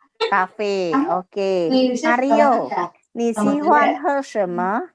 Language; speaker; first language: Chinese; non-native, fluent; Indonesian